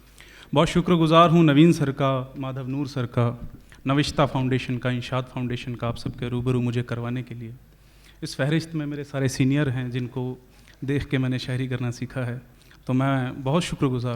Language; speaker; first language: Hindi; native; Hindi